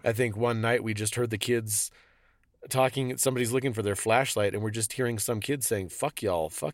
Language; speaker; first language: English; native; English